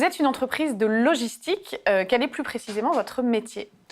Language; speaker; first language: French; native; French